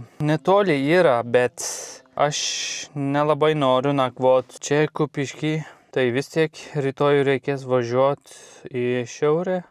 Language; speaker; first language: Lithuanian; non-native, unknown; Turkish